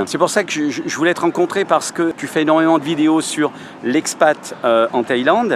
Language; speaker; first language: French; native; French